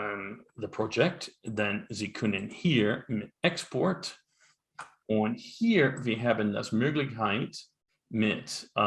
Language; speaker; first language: German; non-native, learner; English